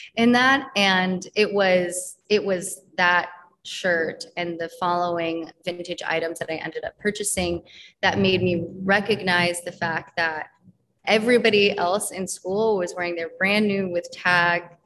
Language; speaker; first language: English; native; English